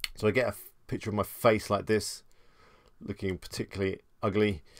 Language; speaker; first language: English; native; English